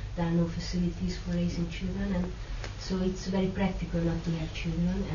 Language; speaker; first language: English; non-native, fluent; Hungarian